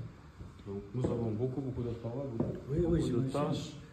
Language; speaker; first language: French; non-native, fluent; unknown